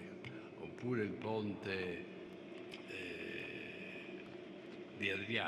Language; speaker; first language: Italian; native; Italian